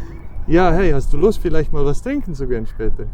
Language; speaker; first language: German; native; German